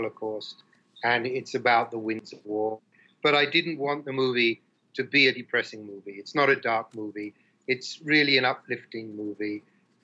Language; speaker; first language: English; native; English